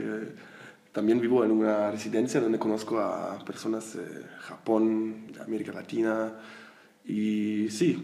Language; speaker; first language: Spanish; non-native, fluent; German